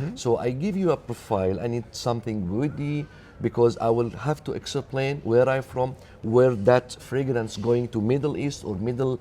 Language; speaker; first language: English; non-native, learner; Arabic